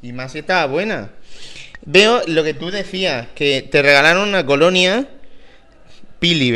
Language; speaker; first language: Spanish; native; Spanish